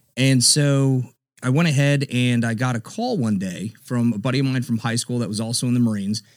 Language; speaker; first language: English; native; English